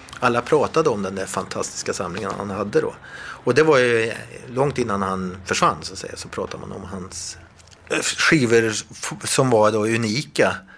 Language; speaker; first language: Swedish; native; Swedish